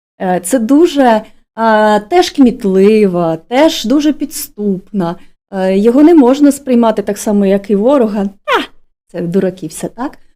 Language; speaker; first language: Ukrainian; native; Ukrainian